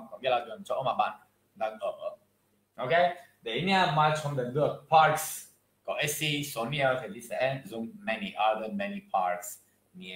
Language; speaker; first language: Vietnamese; non-native, fluent; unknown